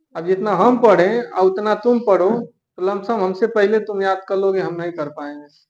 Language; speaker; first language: Hindi; native; Hindi